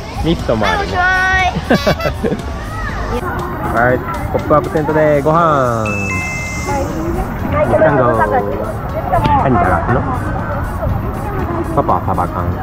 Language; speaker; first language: Japanese; native; Japanese